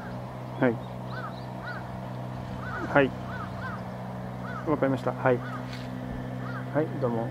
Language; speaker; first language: Japanese; native; Japanese